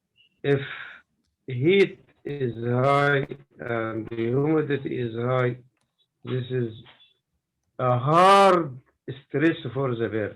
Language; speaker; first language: English; non-native, learner; Arabic